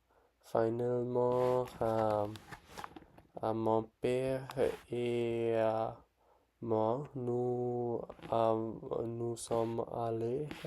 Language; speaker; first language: French; non-native, learner; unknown